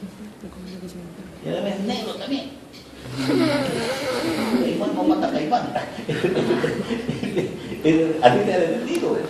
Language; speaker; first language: Spanish; native; Spanish